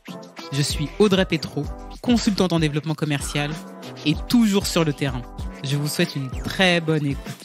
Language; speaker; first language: French; native; French